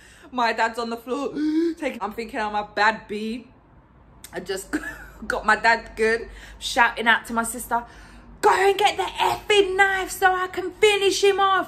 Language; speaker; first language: English; native; English